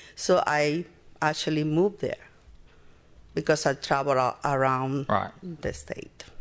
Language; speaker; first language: English; non-native, learner; Spanish